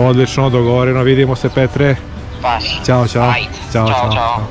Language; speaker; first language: Croatian; native; Croatian